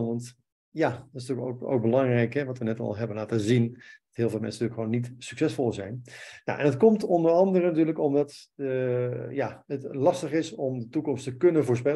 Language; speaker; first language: Dutch; native; Dutch